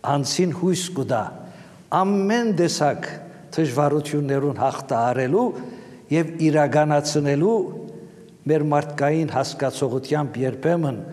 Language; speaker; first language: Armenian; early bilingual, heritage; Armenian